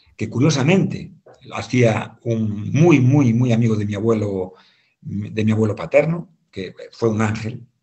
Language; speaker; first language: Spanish; native; Spanish